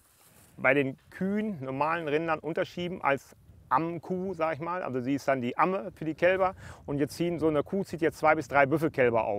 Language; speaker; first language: German; native; German